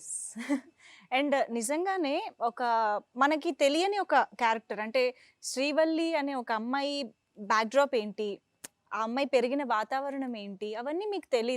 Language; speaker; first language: Telugu; native; Telugu